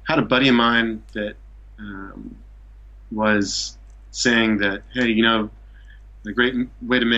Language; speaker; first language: English; native; English